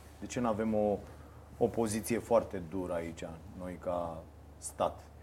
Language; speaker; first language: Romanian; native; Romanian